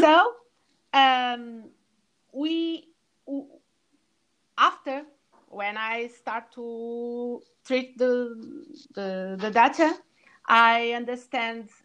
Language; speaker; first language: English; non-native, learner; Portuguese